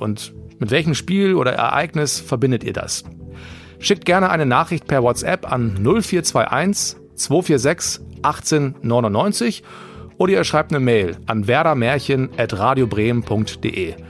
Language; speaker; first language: German; native; German